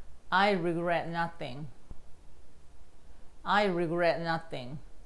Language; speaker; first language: English; non-native, fluent; Japanese